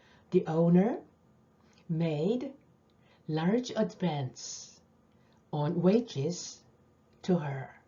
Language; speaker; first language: English; non-native, fluent; Korean